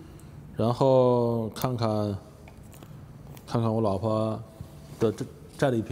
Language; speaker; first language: Chinese; native; Chinese